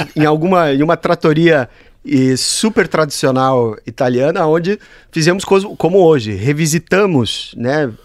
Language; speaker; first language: Portuguese; native; Portuguese